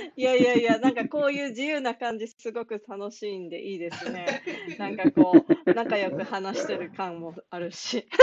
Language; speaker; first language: Japanese; non-native, fluent; English